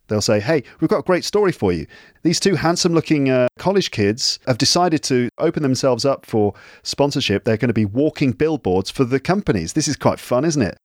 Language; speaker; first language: English; native; English